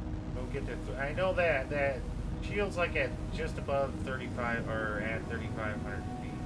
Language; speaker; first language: English; native; English